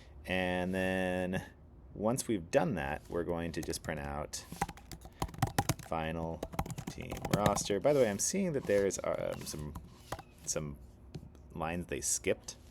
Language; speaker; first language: English; native; English